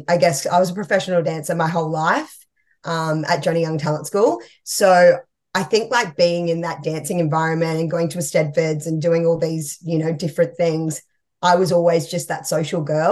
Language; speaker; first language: English; native; English